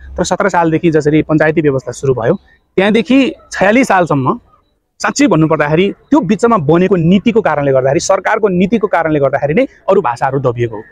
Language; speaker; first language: Nepali; non-native, local second language; Newari